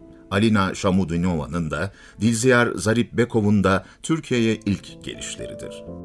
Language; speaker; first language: Turkish; native; Turkish